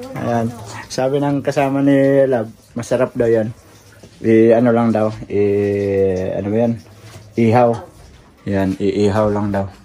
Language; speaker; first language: Filipino; non-native, local second language; Cebuano